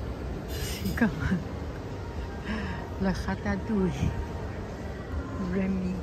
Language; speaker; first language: French; non-native, learner; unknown